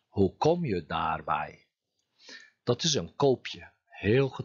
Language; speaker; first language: Dutch; non-native, fluent; Turkish